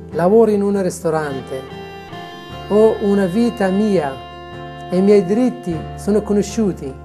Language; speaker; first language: Italian; non-native, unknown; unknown